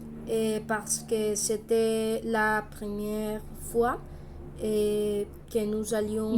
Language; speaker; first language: French; non-native, learner; Spanish